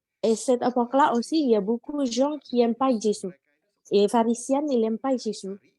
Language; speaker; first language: French; non-native, learner; Indonesian